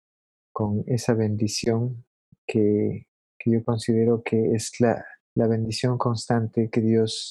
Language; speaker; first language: Spanish; native; Spanish